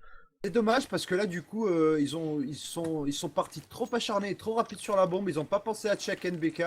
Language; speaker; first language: French; native; French